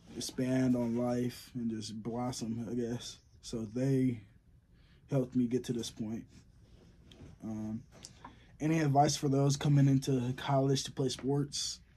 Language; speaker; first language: English; native; English